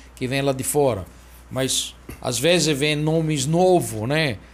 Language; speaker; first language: Portuguese; non-native, fluent; Italian